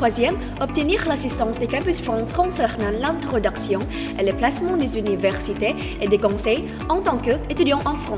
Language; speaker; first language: French; non-native, learner; Indonesian